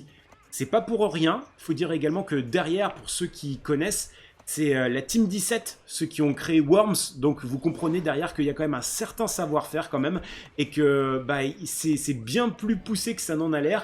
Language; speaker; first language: French; native; French